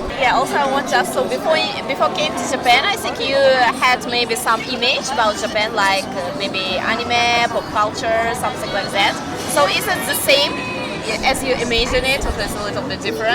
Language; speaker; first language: English; non-native, learner; Russian